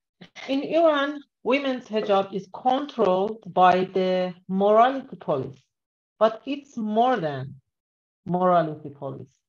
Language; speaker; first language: English; non-native, learner; Persian